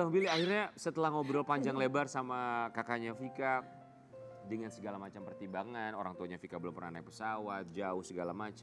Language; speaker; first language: Indonesian; native; Indonesian